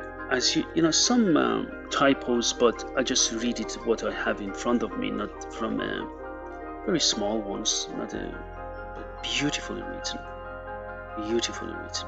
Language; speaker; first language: English; non-native, fluent; Persian